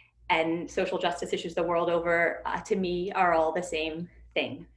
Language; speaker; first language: English; native; English